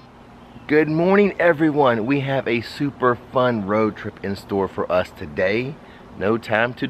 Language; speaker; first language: English; native; English